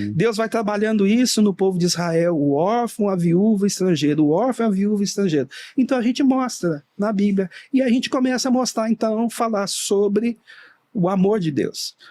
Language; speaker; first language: Portuguese; native; Portuguese